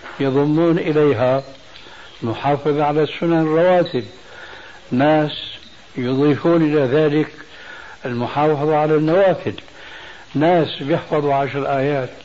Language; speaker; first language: Arabic; early bilingual, other home language; Albanian